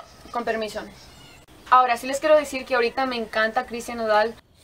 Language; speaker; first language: Spanish; early bilingual, heritage; Spanish